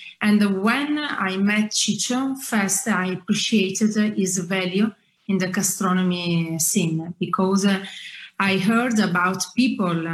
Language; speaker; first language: English; non-native, fluent; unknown